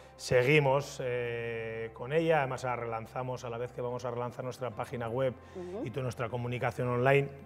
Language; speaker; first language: Spanish; native; Spanish